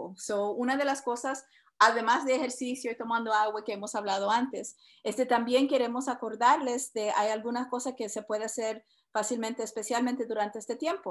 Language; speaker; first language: Spanish; early bilingual, heritage; Spanish